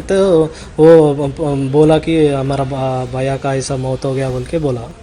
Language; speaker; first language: Hindi; non-native, local second language; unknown